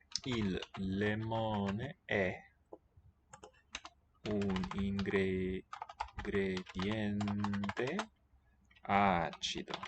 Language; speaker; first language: Italian; non-native, learner; English